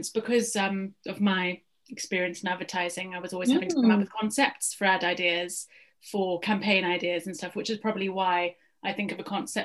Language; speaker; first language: English; native; English